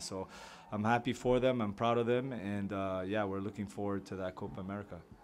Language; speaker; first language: English; early bilingual, other home language; French